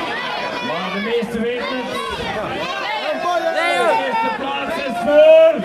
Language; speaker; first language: Dutch; non-native, learner; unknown